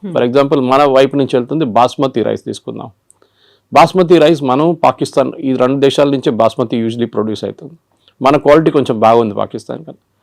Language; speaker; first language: Telugu; non-native, local second language; Malayalam